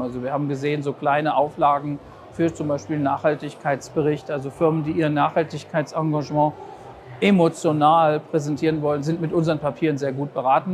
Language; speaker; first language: German; native; German